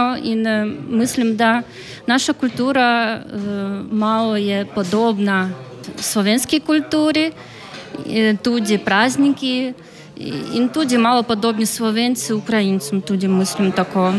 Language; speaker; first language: Slovenian; non-native, learner; Ukrainian